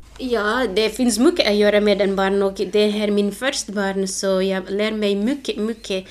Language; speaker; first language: Swedish; non-native, learner; Portuguese